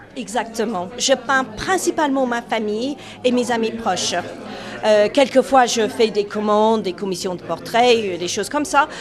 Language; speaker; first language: French; non-native, fluent; English